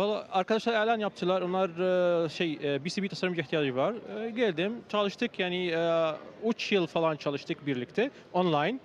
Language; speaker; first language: Turkish; non-native, learner; Arabic